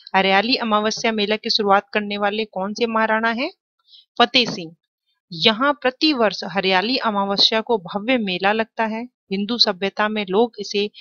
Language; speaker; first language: Hindi; native; Hindi